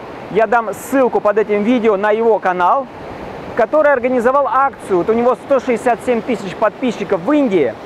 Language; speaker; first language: Russian; native; Russian